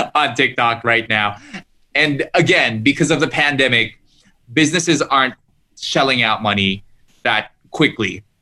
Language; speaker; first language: English; native; English